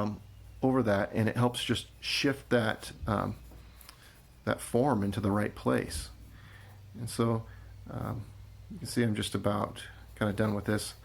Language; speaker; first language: English; native; English